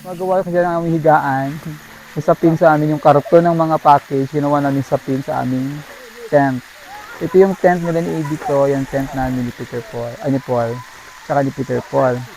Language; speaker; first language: Filipino; native; Filipino